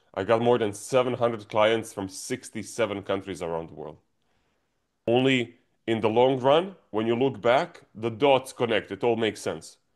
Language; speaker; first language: English; non-native, fluent; Croatian